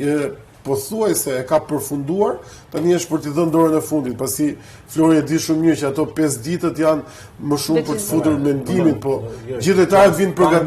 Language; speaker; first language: Albanian; native; Albanian